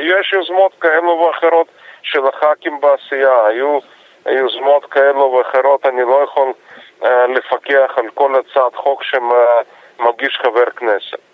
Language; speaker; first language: Hebrew; non-native, fluent; Russian